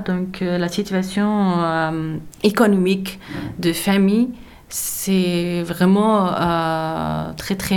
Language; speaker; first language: French; non-native, learner; Persian